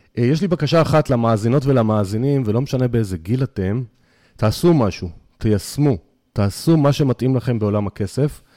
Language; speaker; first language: Hebrew; native; Hebrew